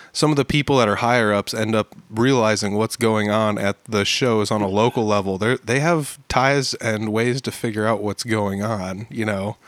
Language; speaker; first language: English; native; English